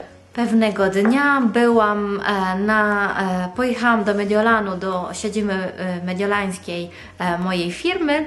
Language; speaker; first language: Polish; non-native, fluent; Italian